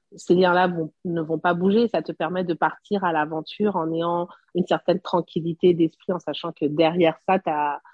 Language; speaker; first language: French; non-native, local second language; Rundi